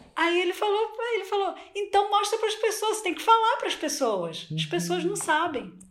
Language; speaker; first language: Portuguese; non-native, local second language; Spanish